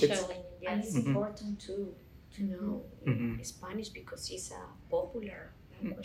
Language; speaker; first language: English; non-native, learner; Spanish